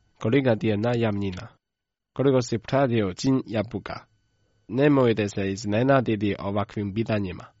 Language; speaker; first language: Croatian; non-native, fluent; Chinese